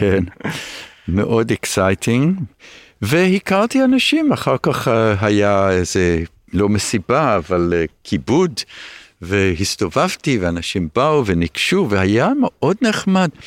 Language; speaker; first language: Hebrew; early bilingual, other home language; English